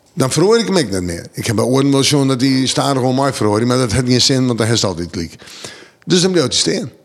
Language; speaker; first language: Dutch; non-native, local second language; Western Frisian